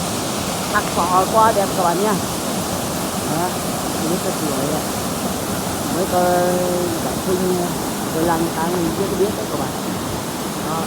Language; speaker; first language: Vietnamese; non-native, local second language; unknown